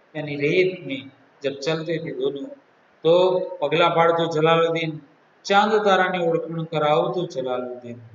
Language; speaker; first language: Hindi; non-native, local second language; Gujarati